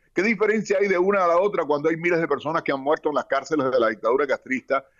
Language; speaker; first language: Spanish; native; Spanish